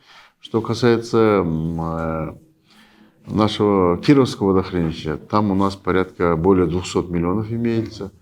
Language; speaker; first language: Russian; non-native, local second language; Kyrgyz